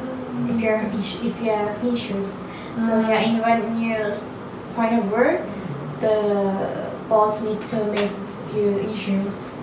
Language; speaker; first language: English; non-native, learner; Turkish